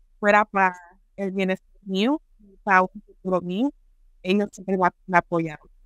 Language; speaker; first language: Spanish; early bilingual, heritage; Spanish